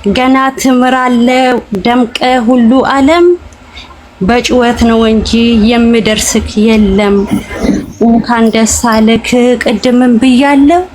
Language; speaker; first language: Amharic; non-native, local second language; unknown